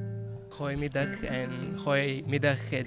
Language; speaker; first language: Dutch; non-native, learner; Arabic